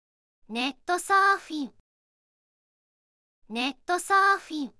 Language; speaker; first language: Japanese; native; Japanese